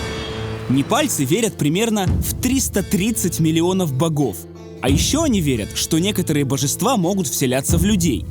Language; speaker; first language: Russian; native; Russian